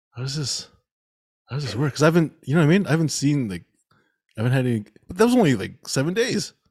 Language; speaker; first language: English; native; English